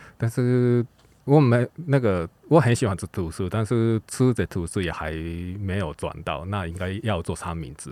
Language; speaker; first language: Chinese; non-native, fluent; Japanese